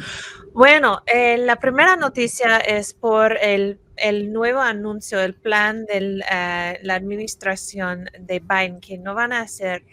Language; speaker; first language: Spanish; non-native, fluent; English